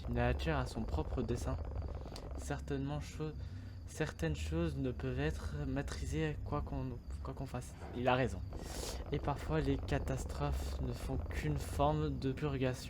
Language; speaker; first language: French; native; French